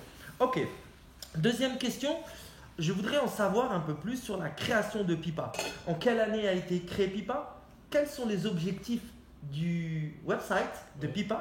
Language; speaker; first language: French; native; French